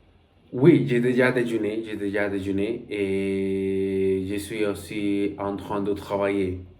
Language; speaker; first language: French; non-native, learner; Spanish